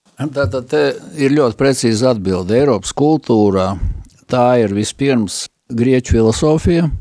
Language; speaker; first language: Latvian; native; Latvian